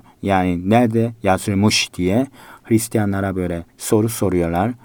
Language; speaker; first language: Turkish; non-native, fluent; Korean